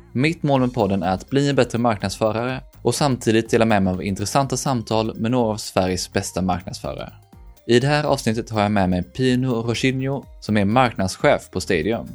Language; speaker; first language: Swedish; native; Swedish